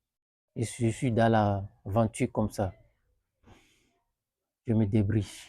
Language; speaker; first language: French; non-native, learner; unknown